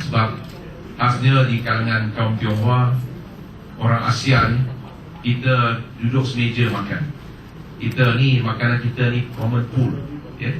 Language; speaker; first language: Malay; non-native, local second language; Chinese